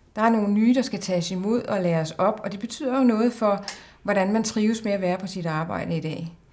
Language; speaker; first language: Danish; native; Danish